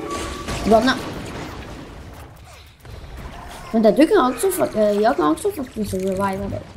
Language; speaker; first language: Swedish; early bilingual, other home language; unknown